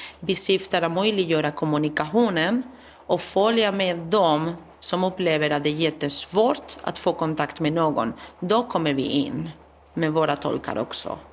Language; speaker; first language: Swedish; non-native, fluent; Spanish